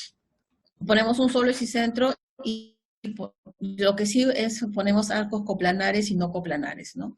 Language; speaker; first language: Spanish; native; Spanish